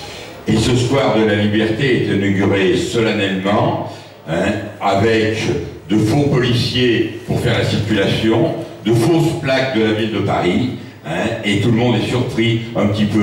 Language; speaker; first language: French; native; French